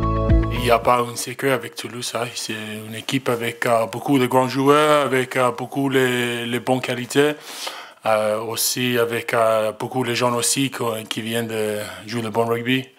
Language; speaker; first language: French; non-native, learner; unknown